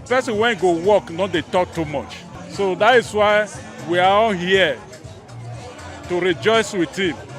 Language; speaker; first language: Nigerian Pidgin; non-native, local second language; Esan